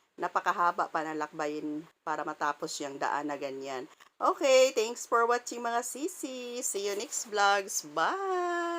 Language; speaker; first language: Filipino; non-native, local second language; Cebuano